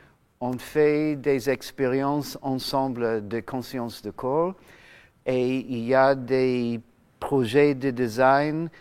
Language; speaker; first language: French; non-native, fluent; English